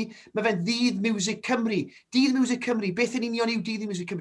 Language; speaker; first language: Welsh; native; Welsh